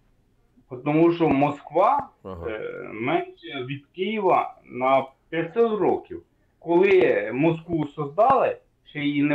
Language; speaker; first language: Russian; non-native, local second language; Ukrainian